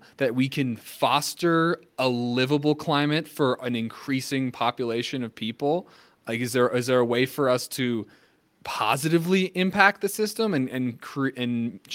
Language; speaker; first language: English; native; English